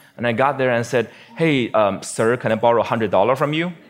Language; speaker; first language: English; non-native, fluent; Chinese